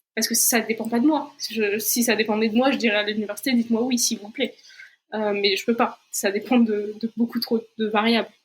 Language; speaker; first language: French; non-native, fluent; Portuguese